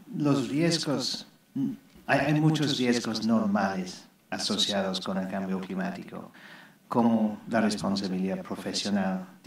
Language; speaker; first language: Spanish; non-native, fluent; English